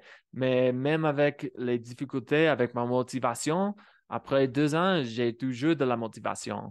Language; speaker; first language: French; non-native, fluent; English